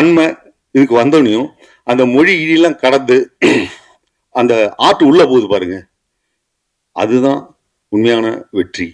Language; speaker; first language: Tamil; native; Tamil